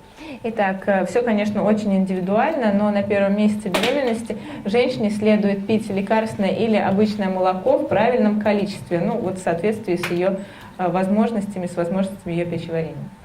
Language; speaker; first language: Russian; native; Russian